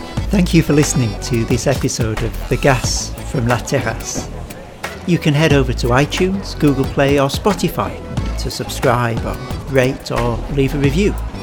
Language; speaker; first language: English; native; English